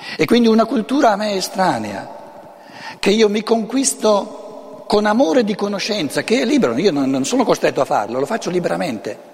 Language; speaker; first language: Italian; non-native, local second language; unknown